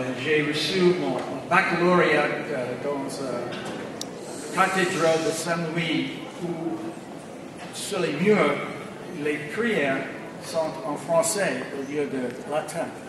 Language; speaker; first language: French; non-native, fluent; English